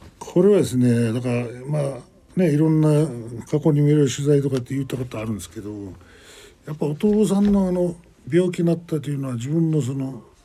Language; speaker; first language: Japanese; non-native, fluent; Mongolian